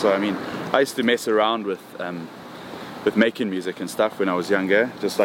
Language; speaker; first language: English; native; English